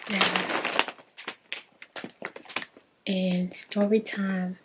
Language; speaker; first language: English; native; English